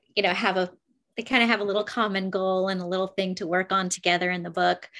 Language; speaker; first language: English; native; English